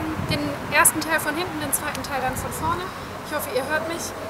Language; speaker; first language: German; native; German